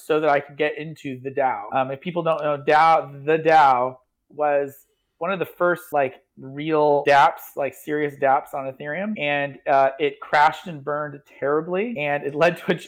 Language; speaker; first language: English; native; English